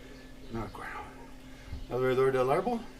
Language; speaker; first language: Spanish; non-native, learner; English